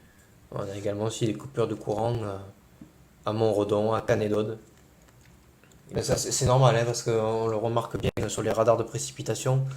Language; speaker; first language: French; native; French